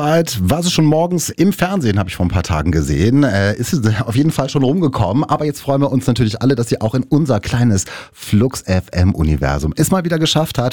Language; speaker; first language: German; native; German